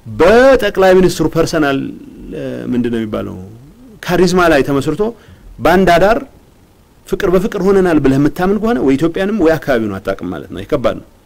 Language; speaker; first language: Amharic; non-native, local second language; Tigrinya